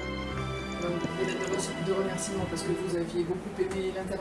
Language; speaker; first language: French; native; French